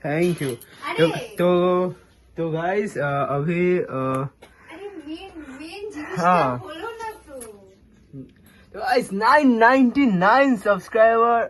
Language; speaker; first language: Hindi; non-native, local second language; Bangla